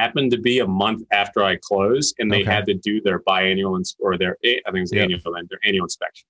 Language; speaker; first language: English; native; English